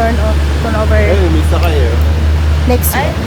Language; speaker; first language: English; non-native, local second language; Filipino